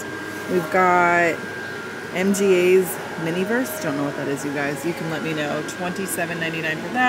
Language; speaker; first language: English; native; English